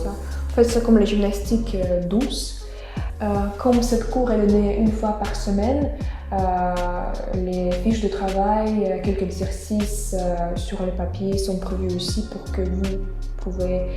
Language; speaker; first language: French; non-native, fluent; Russian